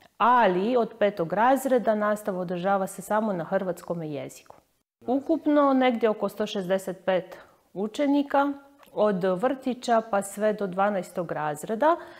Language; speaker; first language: Croatian; early bilingual, heritage; Croatian